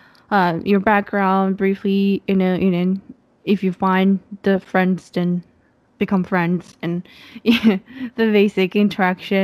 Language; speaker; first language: English; non-native, fluent; Japanese